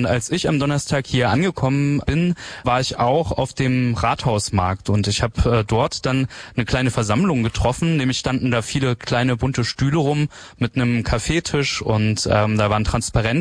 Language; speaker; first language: German; native; German